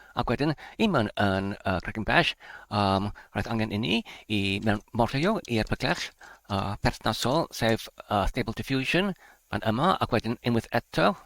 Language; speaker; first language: Welsh; non-native, learner; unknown